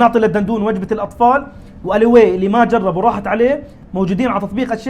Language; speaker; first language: Arabic; native; Arabic